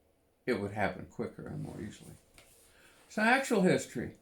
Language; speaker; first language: English; native; English